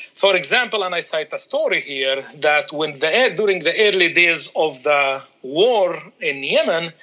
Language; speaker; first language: English; non-native, fluent; Arabic